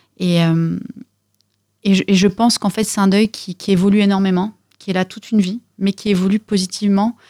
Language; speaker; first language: French; early bilingual, other home language; Russian